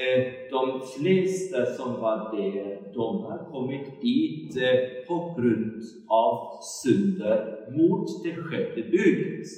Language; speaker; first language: Swedish; non-native, fluent; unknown